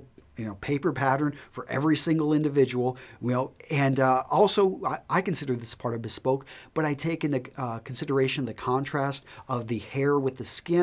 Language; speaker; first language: English; native; English